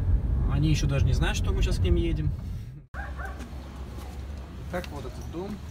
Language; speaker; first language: Russian; native; Russian